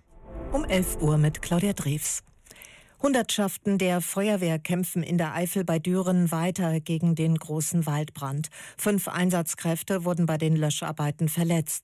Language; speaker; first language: German; native; German